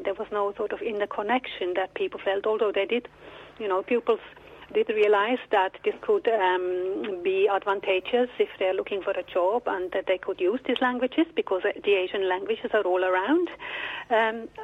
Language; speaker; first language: English; non-native, fluent; German